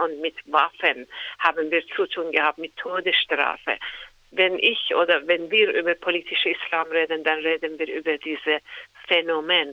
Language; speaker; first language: German; non-native, fluent; Persian